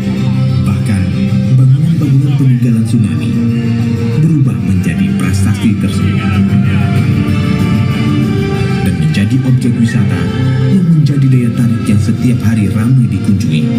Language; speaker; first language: Indonesian; native; Indonesian